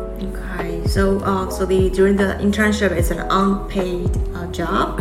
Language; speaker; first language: English; non-native, fluent; Chinese